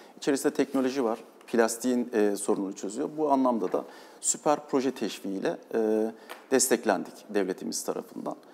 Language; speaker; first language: Turkish; native; Turkish